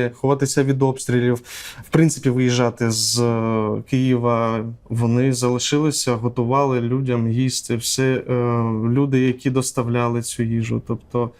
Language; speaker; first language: Ukrainian; non-native, local second language; Russian